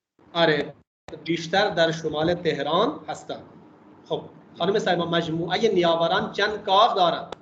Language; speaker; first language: Persian; non-native, fluent; Urdu